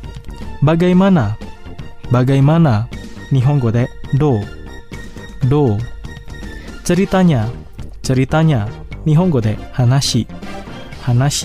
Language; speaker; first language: Japanese; non-native, fluent; Indonesian